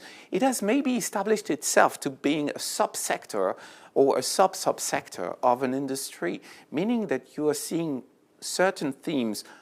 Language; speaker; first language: English; non-native, fluent; French